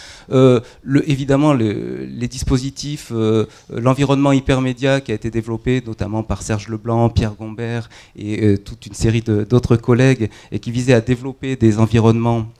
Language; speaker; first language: French; native; French